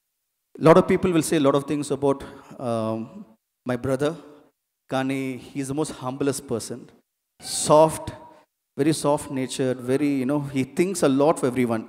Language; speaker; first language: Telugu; non-native, learner; Tamil